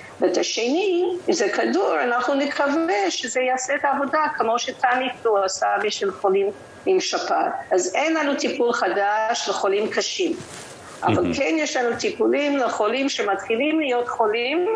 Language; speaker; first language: Hebrew; non-native, fluent; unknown